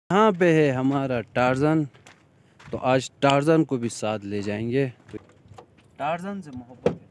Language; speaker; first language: Hindi; native; Hindi